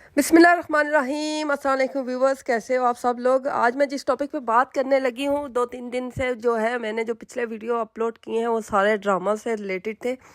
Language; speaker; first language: Urdu; native; Urdu